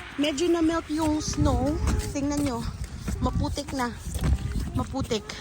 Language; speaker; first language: Filipino; native; Filipino